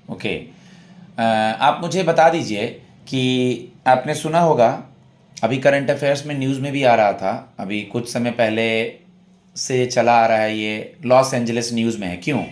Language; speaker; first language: Hindi; native; Hindi